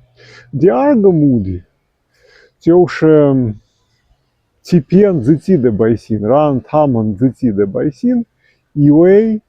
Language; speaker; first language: Chinese; non-native, fluent; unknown